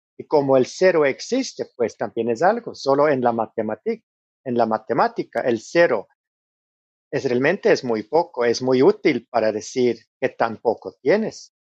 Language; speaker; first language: Spanish; non-native, fluent; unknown